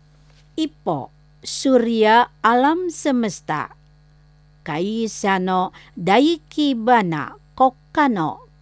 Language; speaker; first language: Japanese; non-native, fluent; Indonesian